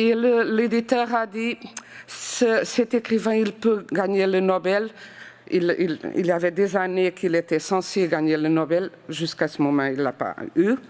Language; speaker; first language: French; non-native, fluent; Portuguese